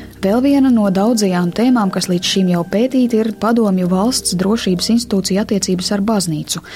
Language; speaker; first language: Latvian; native; Latvian